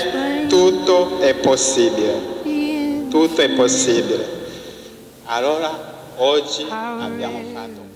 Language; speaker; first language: Italian; non-native, fluent; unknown